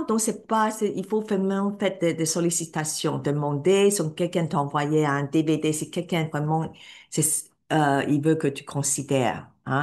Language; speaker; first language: French; non-native, fluent; Cantonese